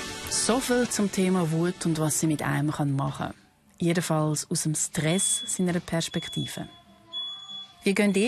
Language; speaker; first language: German; native; German